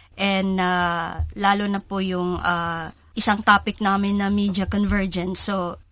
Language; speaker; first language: Filipino; non-native, local second language; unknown